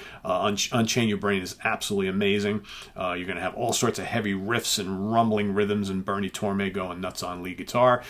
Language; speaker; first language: English; native; English